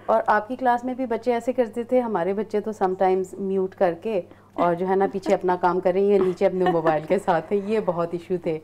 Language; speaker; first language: Urdu; native; Urdu